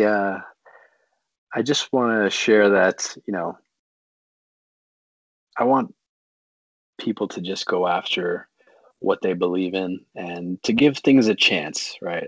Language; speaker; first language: English; native; English